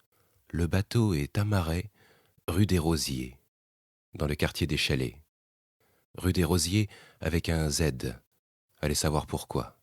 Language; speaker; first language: French; native; French